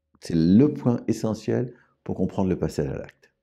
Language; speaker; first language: French; native; French